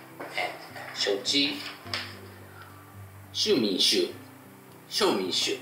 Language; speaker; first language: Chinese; non-native, learner; Japanese